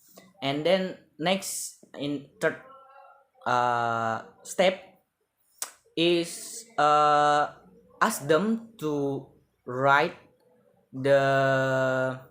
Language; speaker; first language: English; non-native, learner; Indonesian